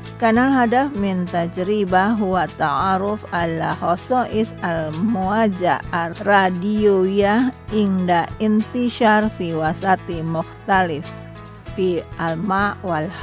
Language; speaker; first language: Arabic; non-native, fluent; Indonesian